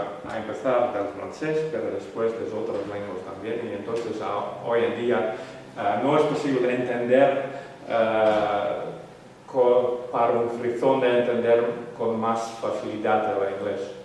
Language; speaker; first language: Spanish; non-native, learner; Western Frisian